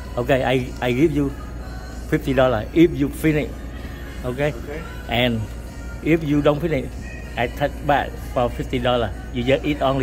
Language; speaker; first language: English; non-native, learner; Vietnamese